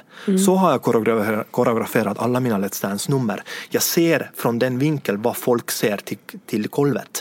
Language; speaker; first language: Swedish; non-native, fluent; Estonian